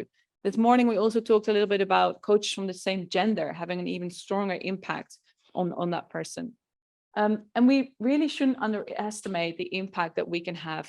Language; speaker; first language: English; non-native, fluent; Dutch